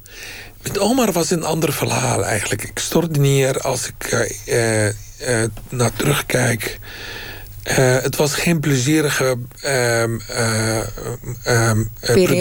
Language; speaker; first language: Dutch; non-native, fluent; Arabic